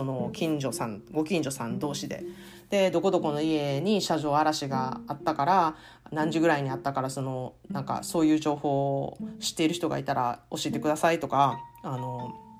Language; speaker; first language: Japanese; native; Japanese